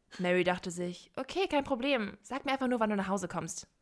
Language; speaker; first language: German; native; German